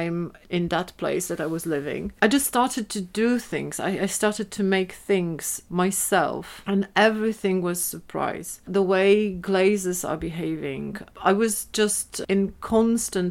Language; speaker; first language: English; non-native, fluent; Polish